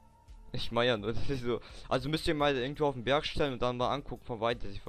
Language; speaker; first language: German; native; German